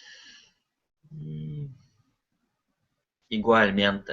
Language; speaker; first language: Spanish; non-native, learner; Russian